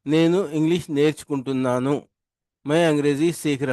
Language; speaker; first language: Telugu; non-native, local second language; Urdu